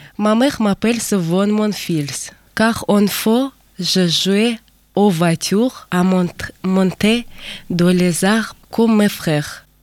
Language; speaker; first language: French; non-native, learner; Russian